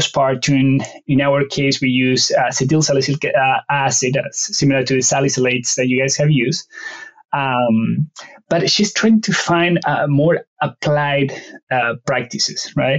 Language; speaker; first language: English; non-native, fluent; Spanish